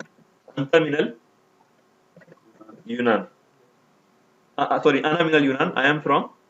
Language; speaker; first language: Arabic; non-native, fluent; Urdu